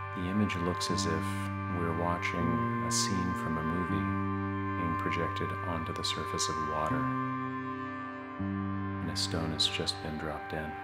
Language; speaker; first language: English; native; English